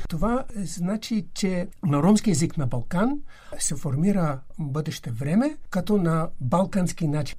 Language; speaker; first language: Bulgarian; non-native, fluent; English